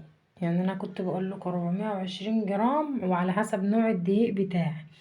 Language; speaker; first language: Arabic; native; Arabic